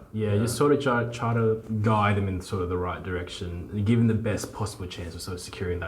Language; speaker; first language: English; native; English